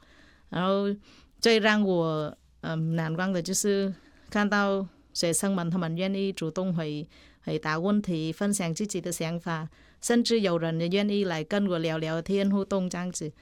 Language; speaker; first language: Chinese; non-native, fluent; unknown